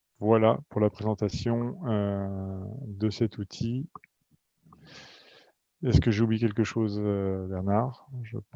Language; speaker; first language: French; native; French